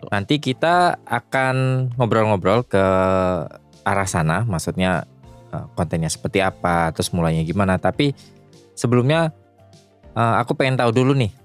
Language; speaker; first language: Indonesian; native; Indonesian